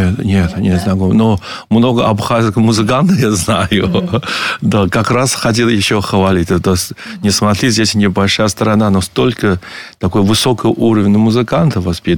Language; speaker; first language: Russian; non-native, learner; Chinese